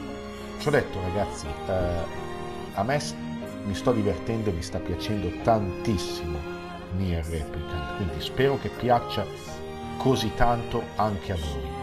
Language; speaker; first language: Italian; native; Italian